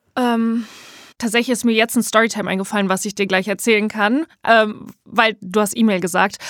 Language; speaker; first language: German; native; German